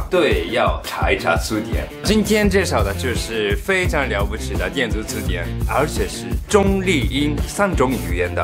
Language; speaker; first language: Chinese; non-native, fluent; Japanese